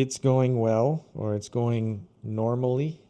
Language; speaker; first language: English; non-native, fluent; Portuguese